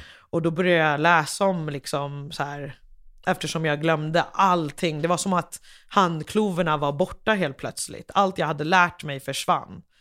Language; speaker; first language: Swedish; early bilingual, other home language; English